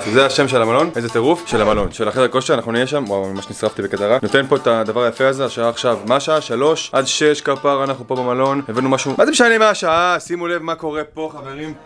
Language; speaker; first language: Hebrew; native; Hebrew